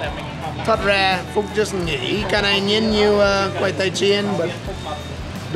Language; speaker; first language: Vietnamese; non-native, learner; English